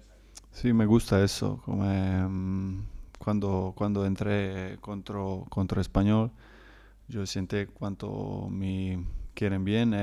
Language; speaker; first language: Spanish; non-native, learner; Croatian